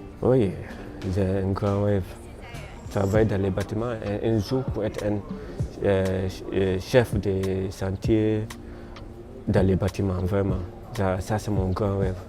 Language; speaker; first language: French; non-native, learner; Krio